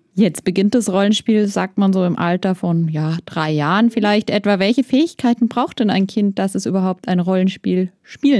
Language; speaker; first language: German; native; German